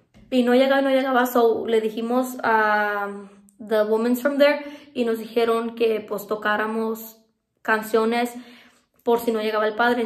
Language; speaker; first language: Spanish; early bilingual, heritage; Spanish